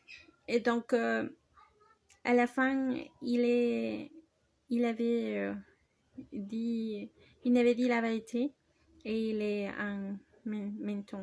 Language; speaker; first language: French; non-native, learner; Spanish